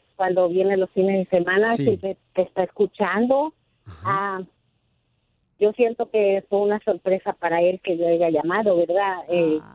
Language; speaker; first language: Spanish; native; Spanish